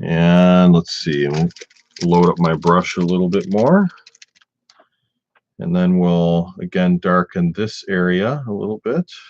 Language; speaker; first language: English; native; English